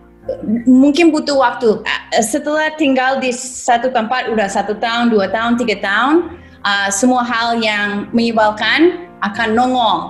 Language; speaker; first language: Indonesian; non-native, fluent; English